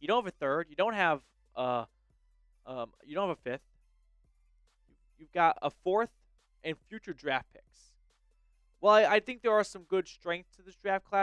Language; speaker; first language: English; native; English